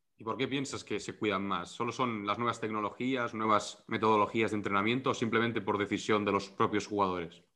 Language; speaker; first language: Spanish; non-native, local second language; Catalan